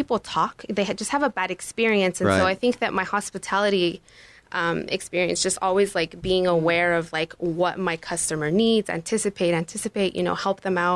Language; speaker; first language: English; non-native, fluent; Spanish